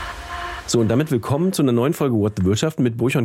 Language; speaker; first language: German; native; German